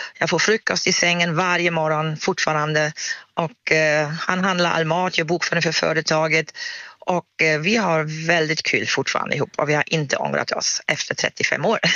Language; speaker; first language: Swedish; non-native, fluent; German